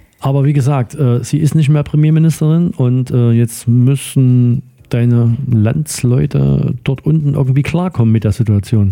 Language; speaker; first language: German; native; German